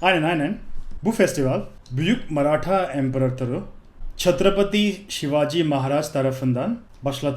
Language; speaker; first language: Turkish; non-native, fluent; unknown